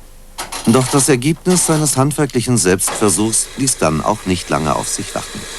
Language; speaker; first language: German; native; German